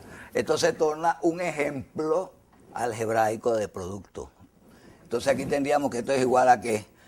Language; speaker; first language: Spanish; native; Spanish